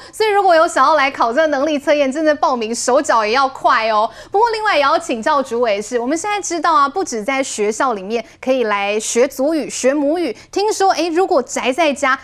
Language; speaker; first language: Chinese; native; Chinese